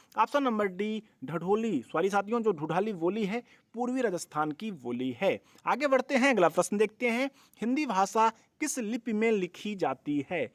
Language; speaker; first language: Hindi; native; Hindi